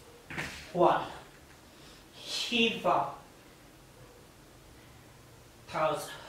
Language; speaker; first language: Vietnamese; non-native, learner; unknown